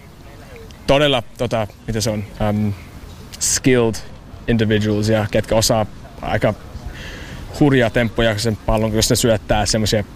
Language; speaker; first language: Finnish; non-native, learner; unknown